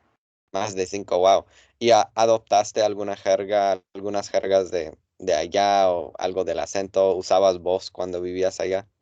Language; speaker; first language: Spanish; non-native, fluent; English